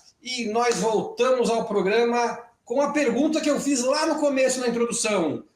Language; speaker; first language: Portuguese; native; Portuguese